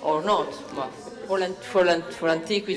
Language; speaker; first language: English; non-native, learner; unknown